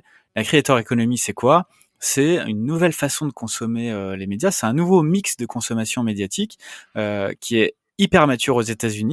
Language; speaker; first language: French; native; French